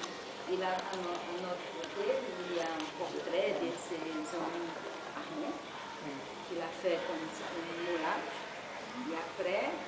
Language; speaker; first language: French; non-native, learner; Portuguese